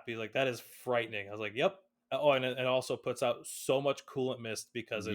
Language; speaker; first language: English; native; English